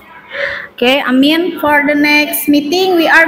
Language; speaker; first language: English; non-native, learner; Indonesian